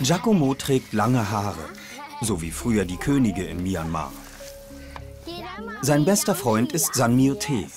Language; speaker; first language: German; native; German